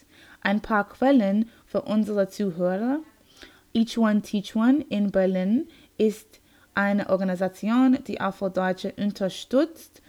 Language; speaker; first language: German; non-native, learner; English